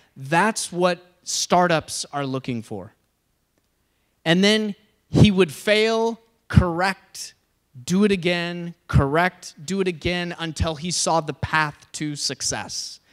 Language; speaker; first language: English; native; English